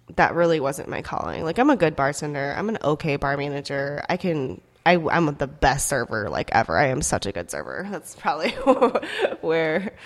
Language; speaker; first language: English; early bilingual, other home language; Korean